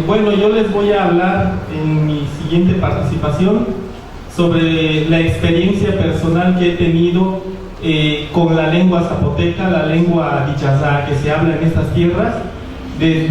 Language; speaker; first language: Spanish; non-native, local second language; Zapotec